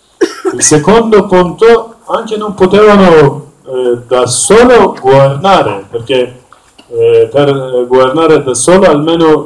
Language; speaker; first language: Italian; non-native, learner; Kurdish